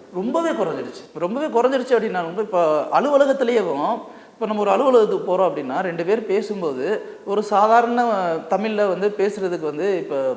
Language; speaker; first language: Tamil; native; Tamil